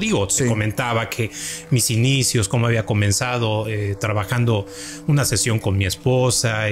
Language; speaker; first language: Spanish; native; Spanish